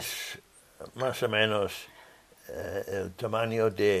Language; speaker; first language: Spanish; non-native, fluent; English